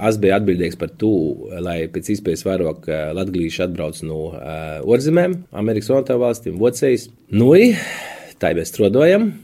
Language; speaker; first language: Latvian; early bilingual, heritage; Latvian